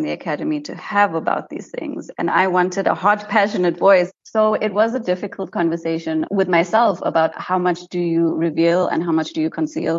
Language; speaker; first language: English; native; English